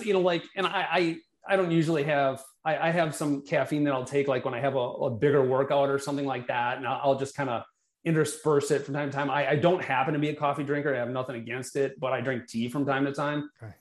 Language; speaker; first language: English; native; English